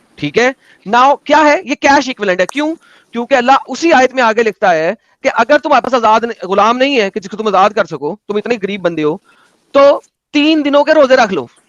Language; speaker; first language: Urdu; native; Urdu